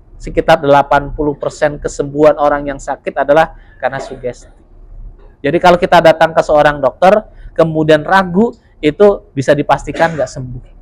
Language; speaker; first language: Indonesian; non-native, local second language; Javanese